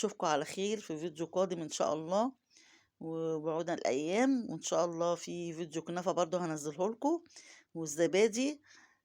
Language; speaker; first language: Arabic; native; Arabic